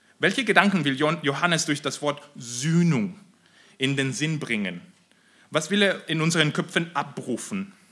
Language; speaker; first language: German; non-native, fluent; Spanish